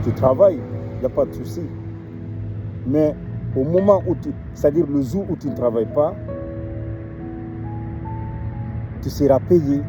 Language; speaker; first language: French; non-native, local second language; Fula